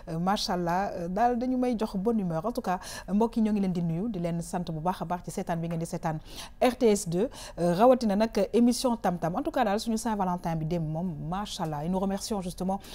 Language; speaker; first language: Wolof; native; Wolof